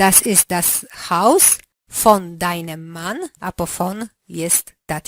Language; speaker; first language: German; non-native, fluent; Polish